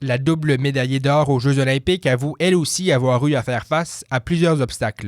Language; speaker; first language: French; native; French